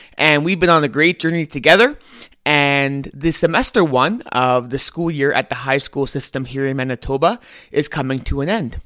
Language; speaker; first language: English; native; English